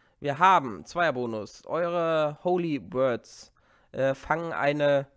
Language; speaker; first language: German; native; German